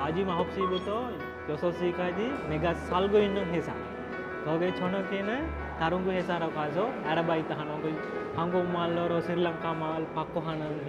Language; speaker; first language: Korean; non-native, learner; Sinhala